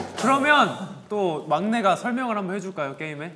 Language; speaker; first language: Korean; native; Korean